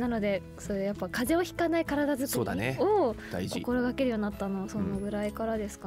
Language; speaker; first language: Japanese; native; Japanese